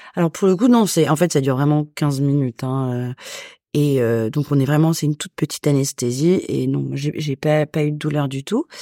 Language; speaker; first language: French; native; French